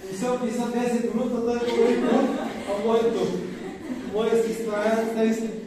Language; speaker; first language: Russian; non-native, learner; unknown